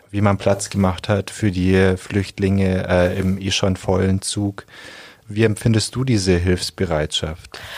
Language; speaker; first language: German; native; German